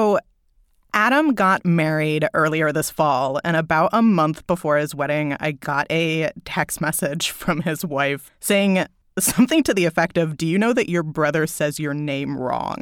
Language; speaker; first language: English; native; English